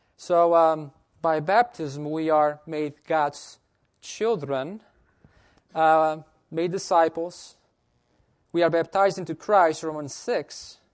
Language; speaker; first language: English; non-native, fluent; Portuguese